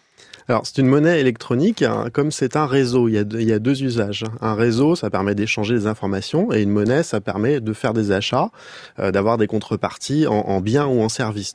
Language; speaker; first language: French; native; French